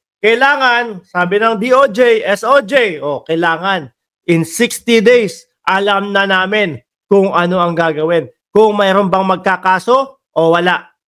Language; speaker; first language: Filipino; native; Filipino